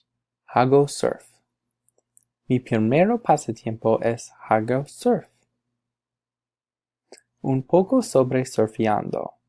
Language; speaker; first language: Spanish; non-native, learner; English